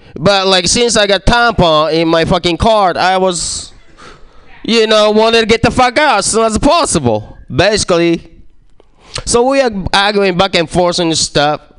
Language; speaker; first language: English; non-native, fluent; Japanese